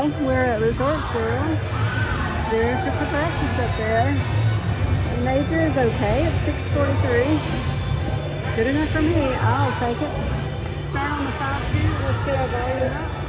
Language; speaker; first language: English; native; English